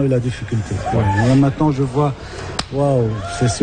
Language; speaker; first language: French; non-native, local second language; Arabic